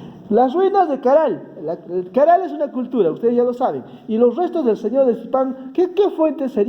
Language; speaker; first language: Spanish; native; Spanish